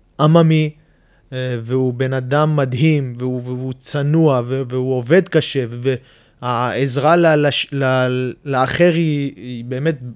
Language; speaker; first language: Hebrew; non-native, local second language; Adyghe